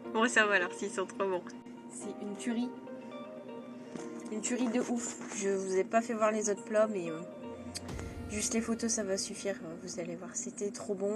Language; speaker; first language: French; native; French